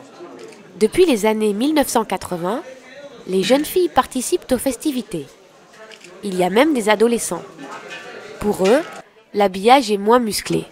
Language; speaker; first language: French; native; French